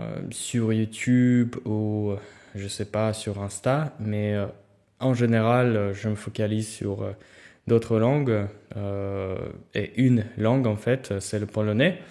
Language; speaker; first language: French; non-native, fluent; Russian